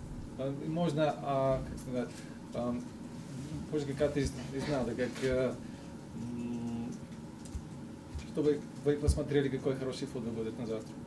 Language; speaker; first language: Russian; non-native, learner; Ukrainian